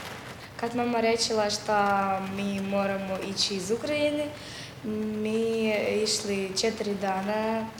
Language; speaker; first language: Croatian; non-native, learner; Ukrainian